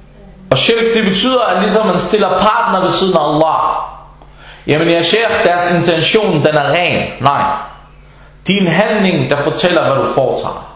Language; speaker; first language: Danish; non-native, fluent; Arabic